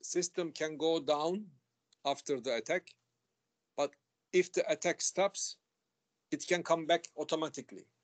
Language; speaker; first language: English; non-native, fluent; Turkish